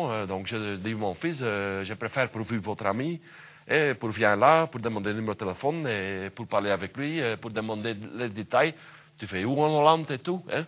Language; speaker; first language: French; non-native, learner; Dutch